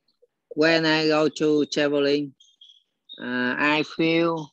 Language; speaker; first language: English; non-native, learner; Vietnamese